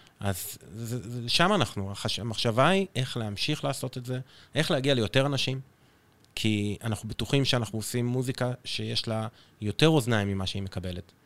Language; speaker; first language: Hebrew; native; Hebrew